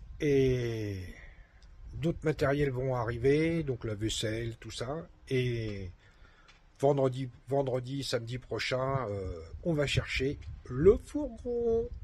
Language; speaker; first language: French; native; French